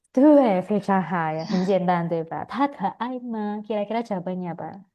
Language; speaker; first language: Chinese; non-native, fluent; Indonesian